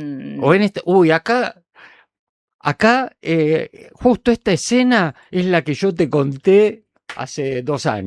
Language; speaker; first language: Spanish; native; Spanish